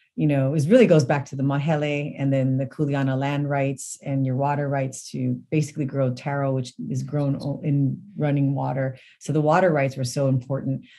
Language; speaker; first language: English; native; English